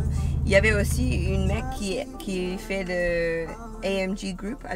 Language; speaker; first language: French; non-native, learner; English